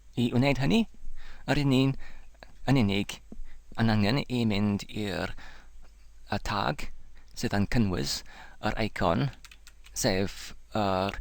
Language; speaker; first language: Welsh; non-native, learner; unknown